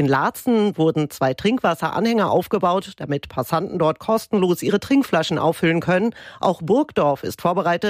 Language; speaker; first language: German; native; German